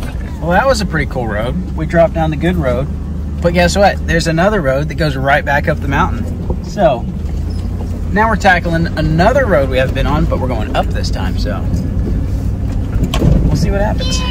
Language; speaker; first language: English; native; English